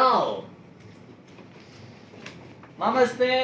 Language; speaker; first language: Hindi; non-native, learner; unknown